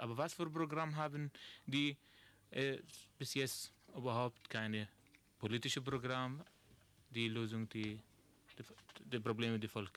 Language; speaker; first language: German; non-native, learner; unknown